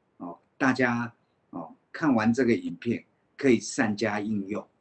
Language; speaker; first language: Chinese; native; Chinese